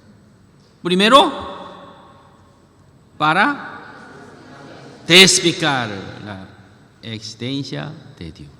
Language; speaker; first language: Spanish; non-native, learner; Korean